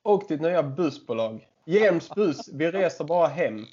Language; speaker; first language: Swedish; native; Swedish